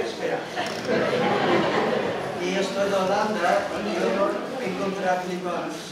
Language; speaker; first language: Spanish; non-native, learner; Dutch